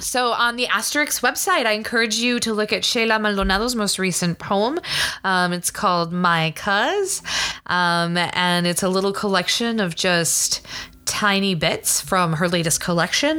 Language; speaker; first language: English; early bilingual, other home language; Spanish